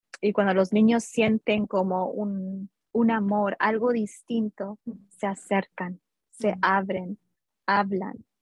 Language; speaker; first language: Spanish; early bilingual, heritage; Spanish